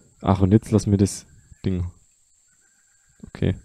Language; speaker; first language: German; native; German